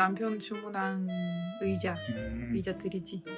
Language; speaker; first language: Korean; non-native, learner; Ukrainian